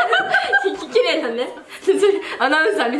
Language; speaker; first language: Japanese; native; Japanese